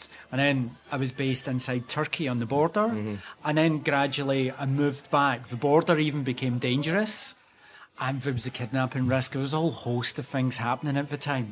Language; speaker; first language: English; native; English